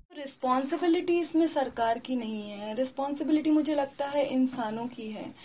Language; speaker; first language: Hindi; native; Hindi